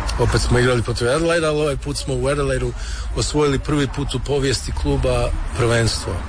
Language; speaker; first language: Serbian; early bilingual, heritage; Croatian